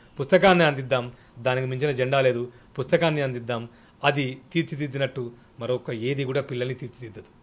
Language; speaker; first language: Telugu; native; Telugu